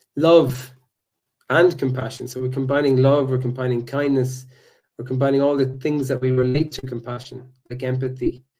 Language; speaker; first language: English; native; English